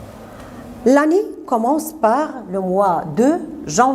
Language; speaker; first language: French; non-native, fluent; Arabic